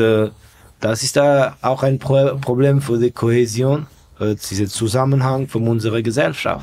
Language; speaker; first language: German; non-native, fluent; Estonian